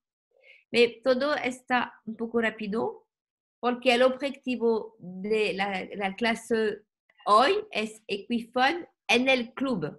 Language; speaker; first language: Spanish; non-native, learner; French